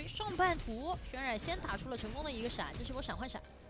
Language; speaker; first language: Chinese; native; Chinese